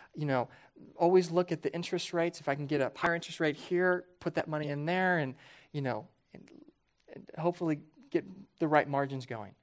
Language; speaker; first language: English; native; English